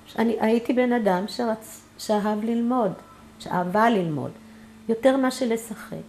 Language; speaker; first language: Hebrew; non-native, fluent; German